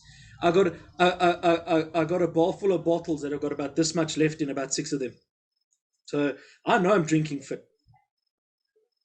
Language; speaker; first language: English; native; English